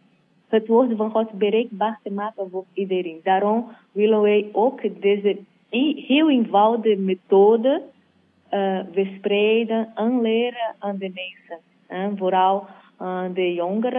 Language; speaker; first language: Dutch; non-native, learner; Portuguese